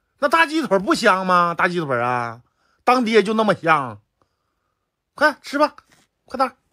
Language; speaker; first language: Chinese; native; Chinese